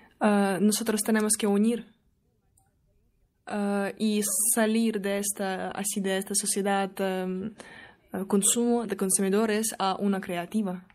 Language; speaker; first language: Spanish; non-native, learner; Russian